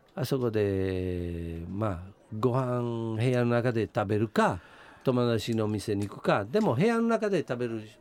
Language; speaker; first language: Japanese; non-native, fluent; Italian